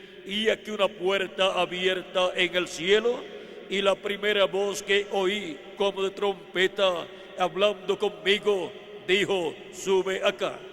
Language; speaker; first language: Spanish; native; Spanish